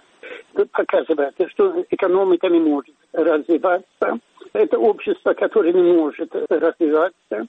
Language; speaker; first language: Russian; non-native, fluent; Swedish